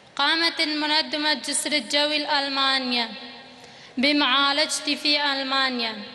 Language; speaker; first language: Arabic; non-native, local second language; Kurdish